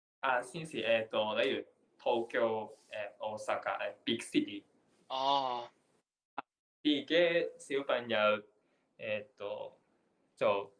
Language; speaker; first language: Chinese; non-native, learner; Japanese